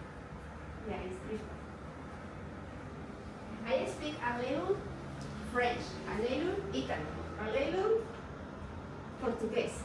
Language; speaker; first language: English; non-native, learner; Spanish